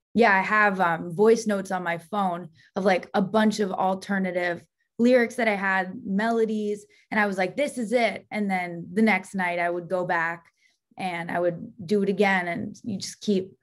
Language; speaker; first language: English; native; English